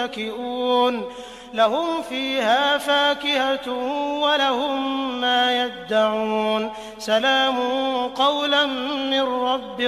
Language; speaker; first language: Arabic; native; Arabic